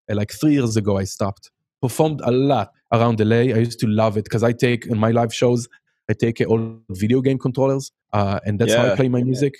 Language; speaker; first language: English; non-native, fluent; Hebrew